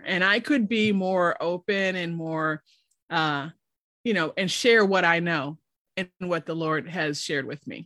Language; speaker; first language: English; native; English